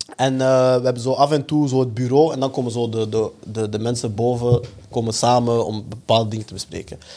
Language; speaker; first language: Dutch; early bilingual, other home language; French